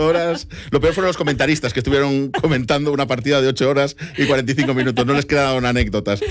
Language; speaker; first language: Spanish; native; Spanish